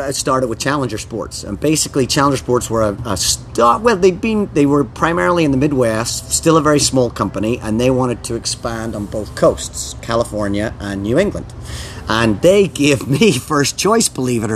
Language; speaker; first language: English; native; English